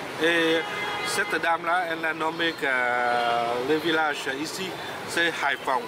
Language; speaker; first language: French; non-native, fluent; Vietnamese